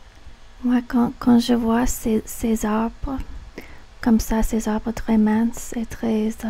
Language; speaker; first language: French; non-native, learner; English